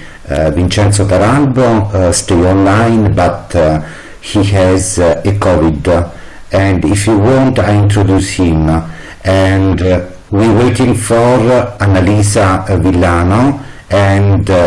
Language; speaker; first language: English; non-native, learner; Italian